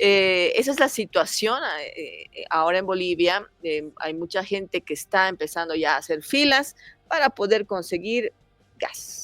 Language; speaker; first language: Spanish; native; Spanish